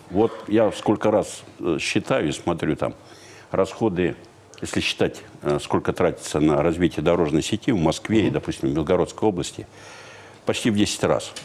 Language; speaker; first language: Russian; native; Russian